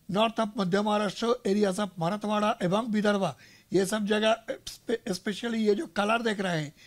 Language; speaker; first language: Hindi; non-native, local second language; Marathi